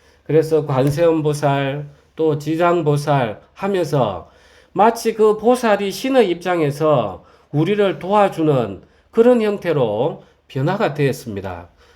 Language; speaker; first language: Korean; native; Korean